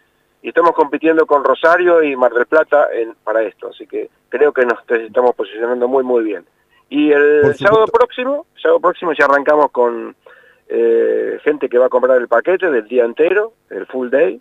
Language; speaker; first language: Spanish; native; Spanish